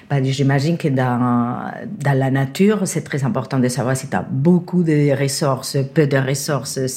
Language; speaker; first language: French; non-native, fluent; Spanish